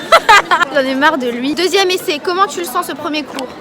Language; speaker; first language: French; native; French